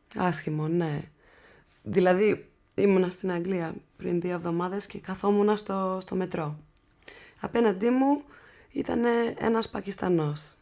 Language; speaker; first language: Greek; early bilingual, heritage; English